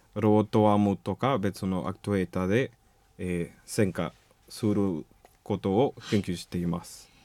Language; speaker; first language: Japanese; non-native, learner; Spanish